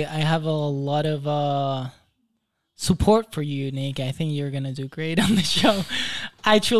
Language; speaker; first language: English; non-native, fluent; Spanish